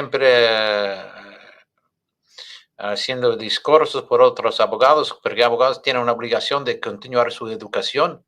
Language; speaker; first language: Spanish; non-native, fluent; English